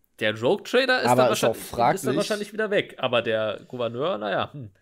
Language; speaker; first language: German; native; German